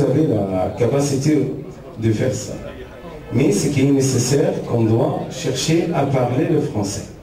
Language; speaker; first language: French; non-native, fluent; Arabic